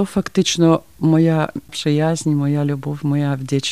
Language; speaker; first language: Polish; non-native, learner; Ukrainian